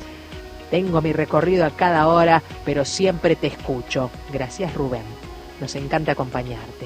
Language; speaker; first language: Spanish; native; Spanish